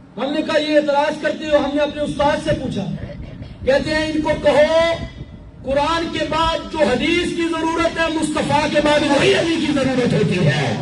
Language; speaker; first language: Urdu; non-native, local second language; Punjabi